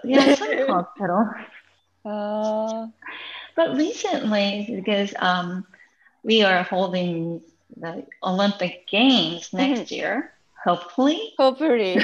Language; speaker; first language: English; non-native, fluent; Japanese